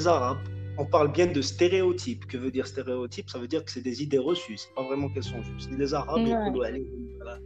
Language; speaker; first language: French; non-native, local second language; Kabyle